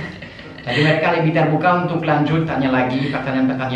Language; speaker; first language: Indonesian; non-native, fluent; French